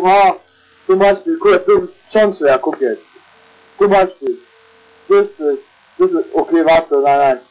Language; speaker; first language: German; non-native, local second language; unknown